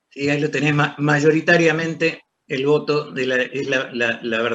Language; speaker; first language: Spanish; native; Spanish